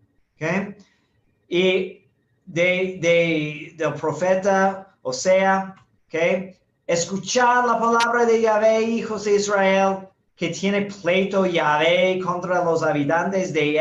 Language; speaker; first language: Spanish; non-native, fluent; English